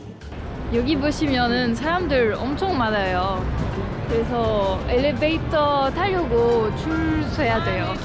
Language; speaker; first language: Korean; non-native, learner; French